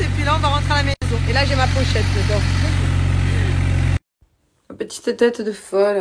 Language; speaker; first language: French; native; French